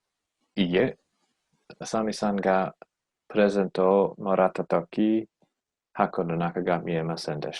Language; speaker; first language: Japanese; non-native, learner; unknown